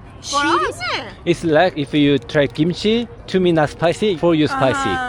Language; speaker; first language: English; non-native, learner; Korean